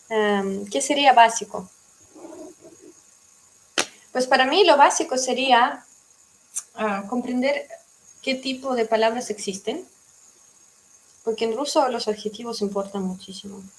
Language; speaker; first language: Spanish; non-native, fluent; Russian